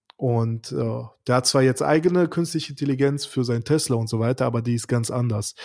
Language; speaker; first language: German; early bilingual, other home language; Azerbaijani